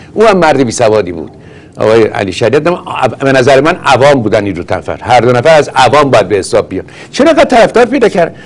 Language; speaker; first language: Persian; native; Persian